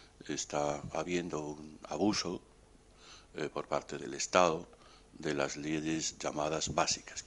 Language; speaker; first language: Spanish; native; Spanish